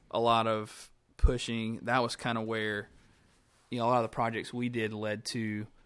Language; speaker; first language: English; native; English